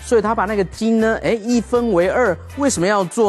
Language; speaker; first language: Chinese; native; Chinese